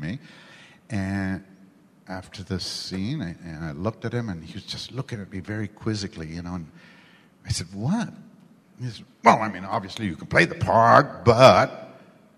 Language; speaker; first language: English; non-native, local second language; Gujarati